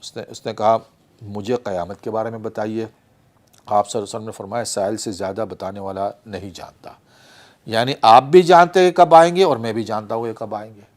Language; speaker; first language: Urdu; early bilingual, heritage; Urdu